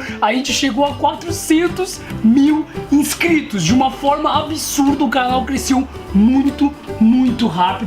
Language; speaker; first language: Portuguese; native; Portuguese